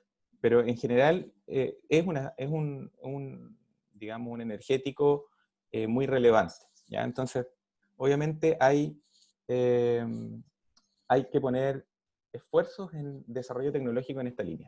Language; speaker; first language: Spanish; native; Spanish